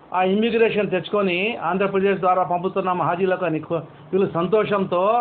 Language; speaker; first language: Telugu; non-native, local second language; Urdu